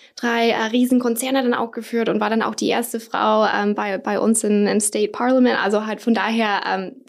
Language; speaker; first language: German; non-native, fluent; English